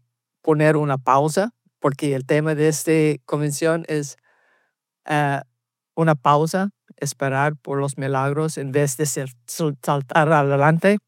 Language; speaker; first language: Spanish; early bilingual, heritage; Spanish